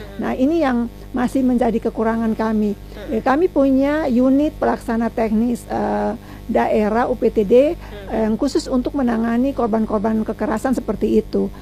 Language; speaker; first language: Indonesian; native; Indonesian